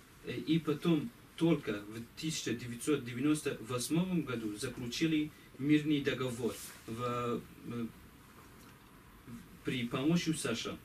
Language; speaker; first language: Russian; non-native, learner; Kurdish